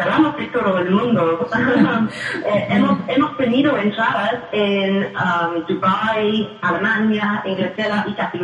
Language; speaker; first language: Spanish; non-native, fluent; English